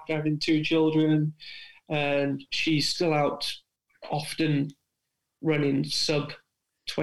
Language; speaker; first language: English; native; English